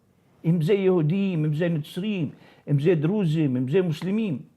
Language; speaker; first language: Hebrew; non-native, local second language; Arabic